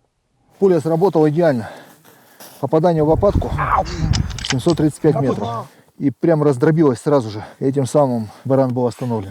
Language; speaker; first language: Russian; native; Russian